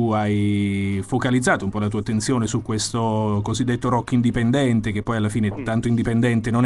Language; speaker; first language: Italian; native; Italian